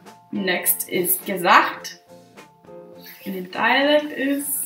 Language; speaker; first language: German; non-native, learner; English